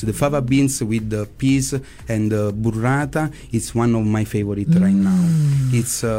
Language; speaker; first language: English; non-native, fluent; Italian